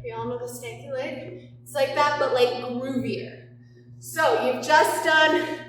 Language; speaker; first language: English; native; English